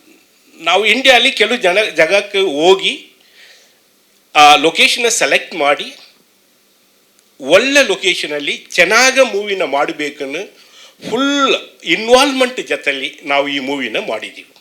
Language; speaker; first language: Kannada; non-native, learner; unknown